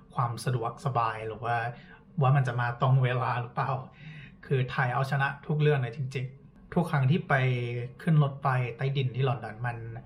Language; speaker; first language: Thai; non-native, fluent; English